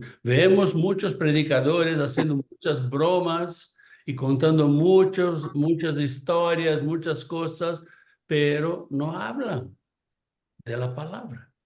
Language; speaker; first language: Spanish; non-native, fluent; Portuguese